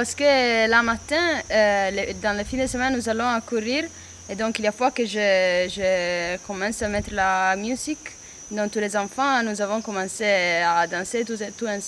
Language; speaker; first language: French; non-native, learner; Italian